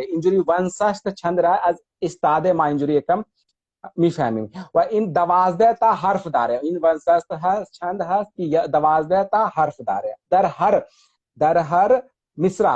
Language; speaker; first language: Persian; non-native, fluent; Hindi